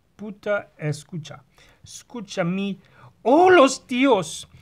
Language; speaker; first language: Spanish; non-native, learner; English